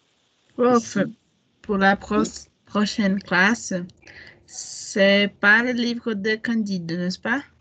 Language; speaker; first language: French; non-native, learner; Portuguese